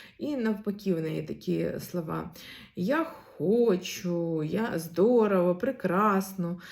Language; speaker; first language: Ukrainian; non-native, local second language; Russian